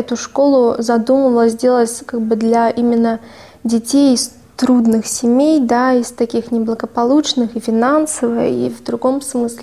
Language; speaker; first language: Russian; native; Russian